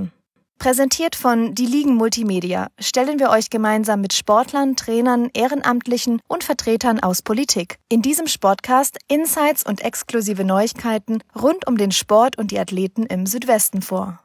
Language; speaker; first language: German; native; German